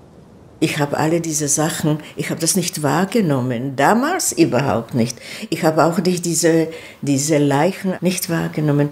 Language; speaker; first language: German; non-native, fluent; Czech